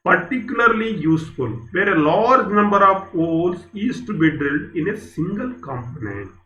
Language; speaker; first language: English; non-native, local second language; Kannada